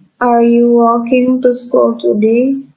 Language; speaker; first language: English; non-native, learner; Indonesian